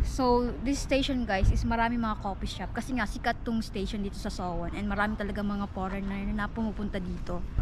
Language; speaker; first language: Filipino; native; Filipino